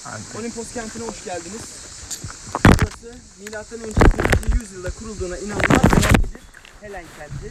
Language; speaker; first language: Turkish; native; Turkish